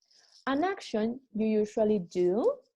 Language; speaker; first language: English; non-native, fluent; Spanish